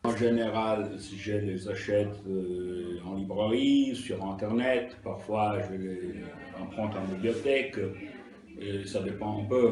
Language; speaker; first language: French; non-native, fluent; Italian